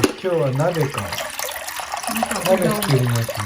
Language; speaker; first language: Japanese; native; Japanese